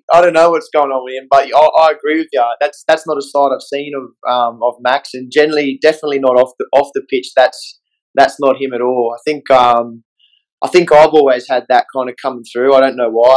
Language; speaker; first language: English; native; English